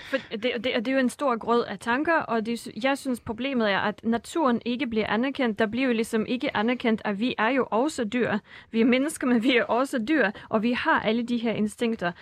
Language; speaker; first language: Danish; non-native, fluent; Russian